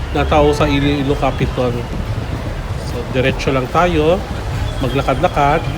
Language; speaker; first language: Filipino; non-native, local second language; Hiligaynon